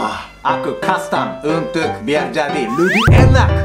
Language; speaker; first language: Indonesian; non-native, learner; Japanese